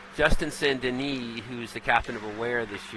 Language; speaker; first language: English; native; English